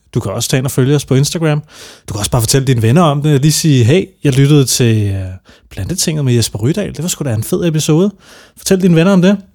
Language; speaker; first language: Danish; native; Danish